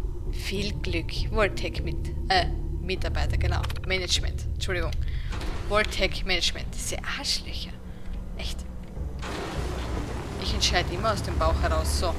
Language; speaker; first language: German; native; German